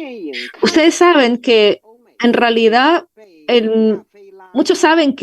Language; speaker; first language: Spanish; non-native, fluent; Chinese